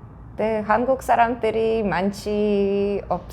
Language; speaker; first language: Korean; non-native, fluent; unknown